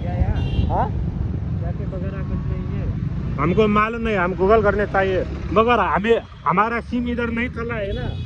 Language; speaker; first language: Hindi; non-native, learner; Nepali